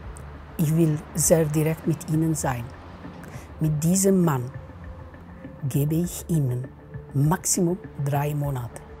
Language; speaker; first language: German; non-native, fluent; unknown